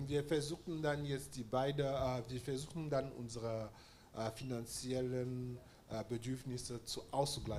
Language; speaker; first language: German; non-native, fluent; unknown